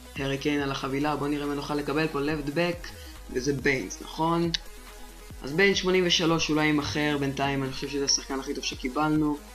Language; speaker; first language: Hebrew; native; Hebrew